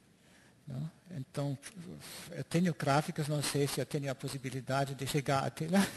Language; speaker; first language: Portuguese; non-native, fluent; German